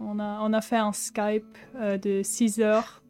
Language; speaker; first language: French; non-native, fluent; German